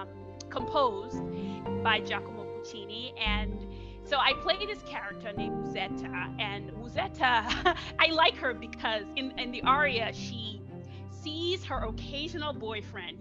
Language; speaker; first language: English; non-native, local second language; Igbo